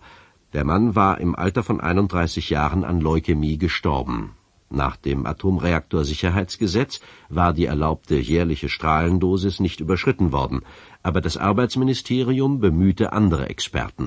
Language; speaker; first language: German; native; German